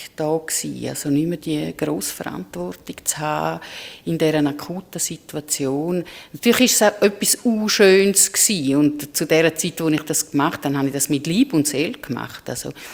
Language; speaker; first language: German; native; German